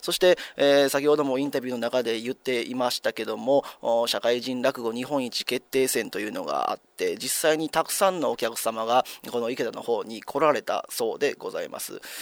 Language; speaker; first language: Japanese; native; Japanese